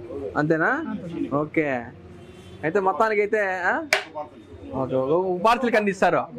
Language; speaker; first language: Telugu; native; Telugu